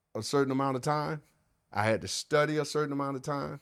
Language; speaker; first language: English; native; English